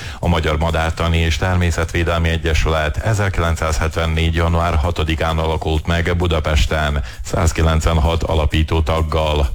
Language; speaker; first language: Hungarian; native; Hungarian